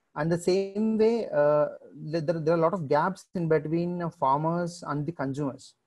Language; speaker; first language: English; non-native, local second language; Telugu